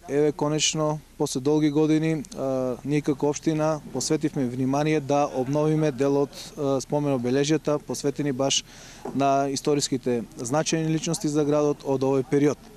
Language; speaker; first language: Macedonian; native; Macedonian